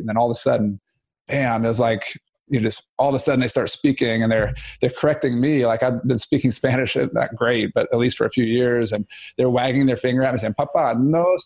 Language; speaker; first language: English; native; English